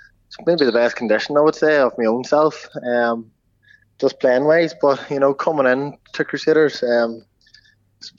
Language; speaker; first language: English; native; English